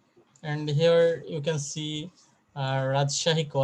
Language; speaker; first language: English; non-native, fluent; Bangla